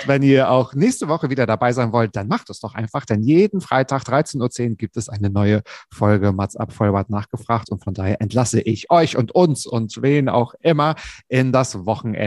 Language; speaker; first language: German; native; German